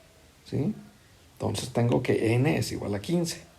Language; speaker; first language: Spanish; native; Spanish